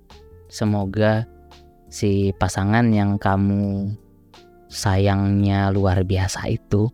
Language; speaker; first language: Indonesian; native; Indonesian